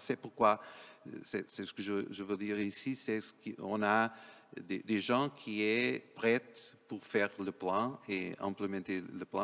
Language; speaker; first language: French; non-native, fluent; Portuguese